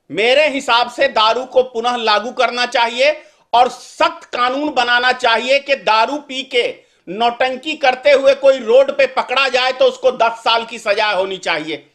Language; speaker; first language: Hindi; native; Hindi